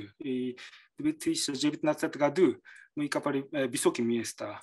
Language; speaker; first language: Russian; non-native, learner; Japanese